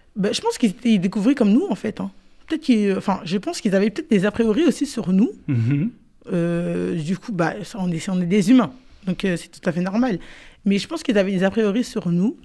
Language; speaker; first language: French; native; French